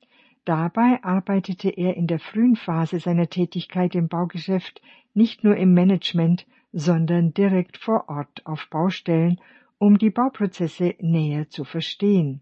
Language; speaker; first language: German; native; German